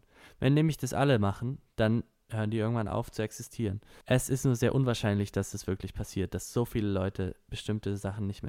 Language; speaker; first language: German; native; German